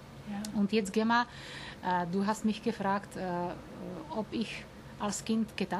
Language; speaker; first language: German; non-native, learner; Czech